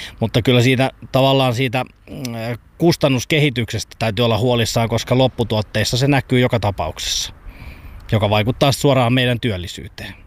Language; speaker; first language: Finnish; native; Finnish